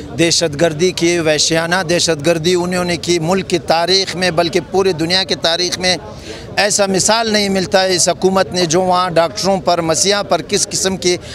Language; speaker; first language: Urdu; non-native, local second language; Pashto